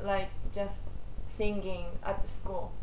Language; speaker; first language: English; non-native, learner; Japanese